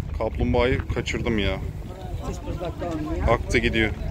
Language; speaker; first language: Turkish; native; Turkish